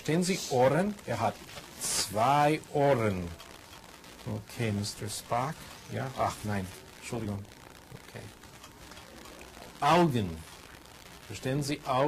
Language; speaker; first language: German; non-native, learner; English